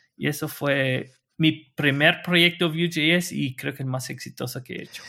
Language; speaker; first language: Spanish; non-native, fluent; Luxembourgish